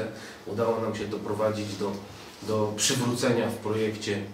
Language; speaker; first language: Polish; native; Polish